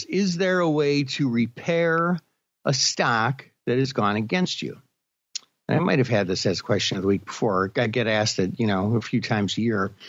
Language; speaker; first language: English; native; English